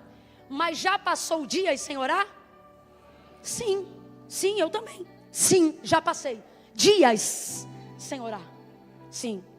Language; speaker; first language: Portuguese; native; Portuguese